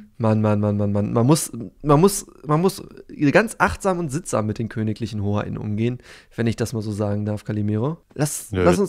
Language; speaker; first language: German; native; German